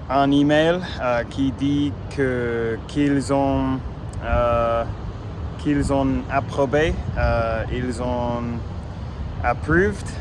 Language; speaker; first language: French; non-native, fluent; English